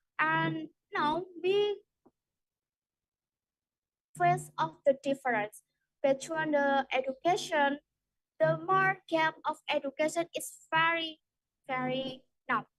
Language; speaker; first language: English; non-native, learner; Indonesian